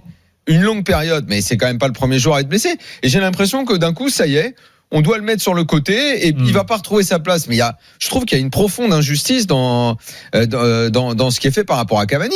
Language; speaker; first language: French; native; French